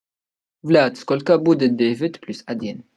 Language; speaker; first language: Russian; non-native, learner; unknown